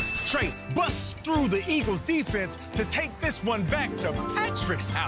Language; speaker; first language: English; native; English